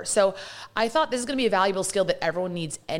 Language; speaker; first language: English; native; English